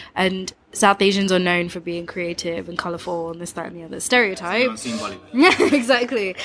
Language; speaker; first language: English; early bilingual, other home language; Hindi